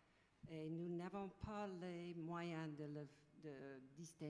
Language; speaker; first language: French; non-native, fluent; English